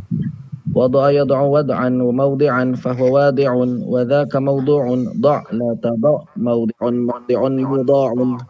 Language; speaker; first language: Arabic; non-native, learner; Indonesian